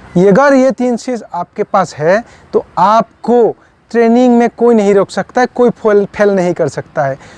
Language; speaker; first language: Hindi; non-native, local second language; Assamese